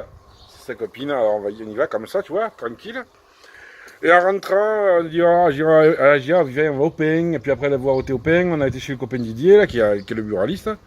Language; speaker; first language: French; native; French